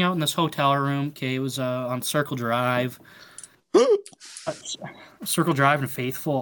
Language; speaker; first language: English; native; English